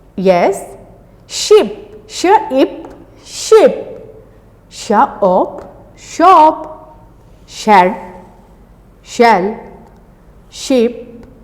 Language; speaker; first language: English; non-native, local second language; Urdu